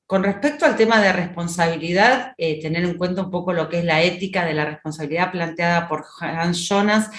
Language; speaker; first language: Spanish; native; Spanish